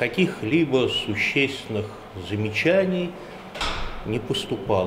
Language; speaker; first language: Russian; native; Russian